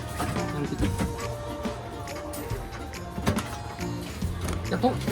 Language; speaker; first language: Chinese; native; Chinese